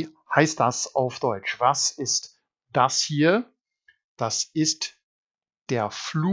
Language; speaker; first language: German; non-native, fluent; English